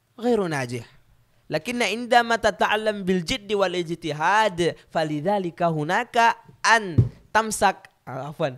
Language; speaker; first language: Arabic; non-native, learner; Indonesian